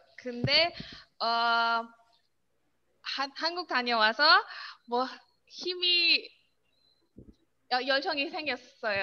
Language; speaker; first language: Korean; non-native, learner; Indonesian